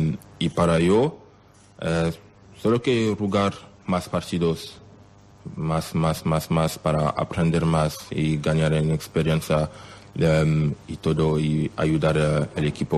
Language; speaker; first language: Spanish; non-native, learner; French